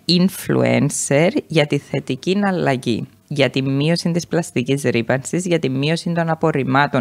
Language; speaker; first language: Greek; native; Greek